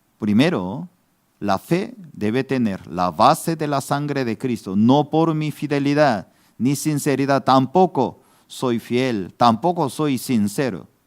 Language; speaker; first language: Spanish; non-native, fluent; Korean